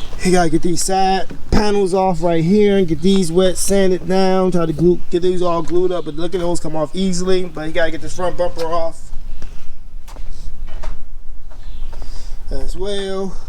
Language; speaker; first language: English; native; English